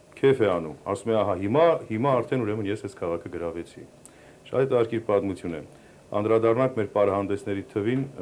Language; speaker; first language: Armenian; native; Armenian